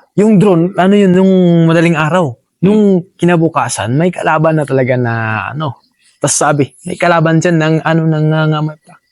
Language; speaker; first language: Filipino; non-native, local second language; Cebuano